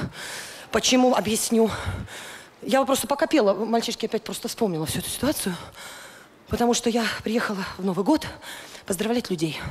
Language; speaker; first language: Russian; native; Russian